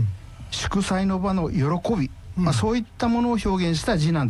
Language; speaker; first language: Japanese; native; Japanese